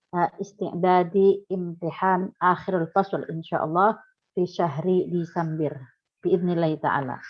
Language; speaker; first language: Arabic; non-native, fluent; Indonesian